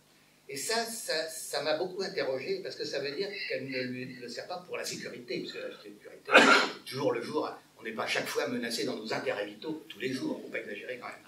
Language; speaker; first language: French; native; French